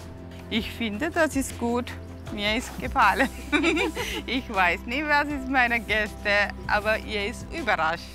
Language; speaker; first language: German; non-native, learner; Tamil